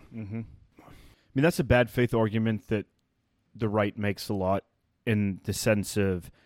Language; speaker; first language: English; native; English